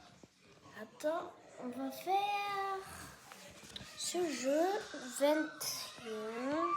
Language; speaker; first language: French; non-native, learner; German